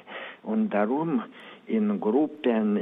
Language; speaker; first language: German; non-native, learner; Lithuanian